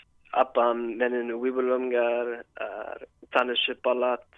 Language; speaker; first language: Kyrgyz; non-native, learner; English